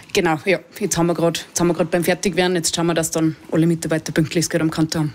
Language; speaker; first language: German; native; German